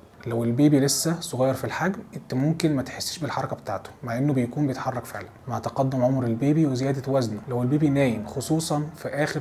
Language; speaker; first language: Arabic; native; Arabic